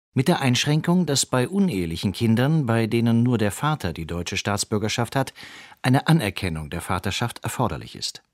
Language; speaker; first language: German; native; German